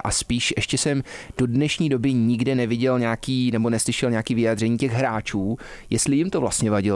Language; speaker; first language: Czech; early bilingual, heritage; Czech